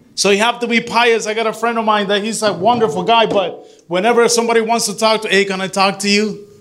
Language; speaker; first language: English; early bilingual, other home language; Spanish